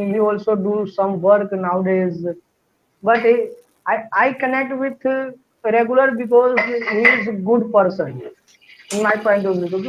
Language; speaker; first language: English; non-native, learner; Hindi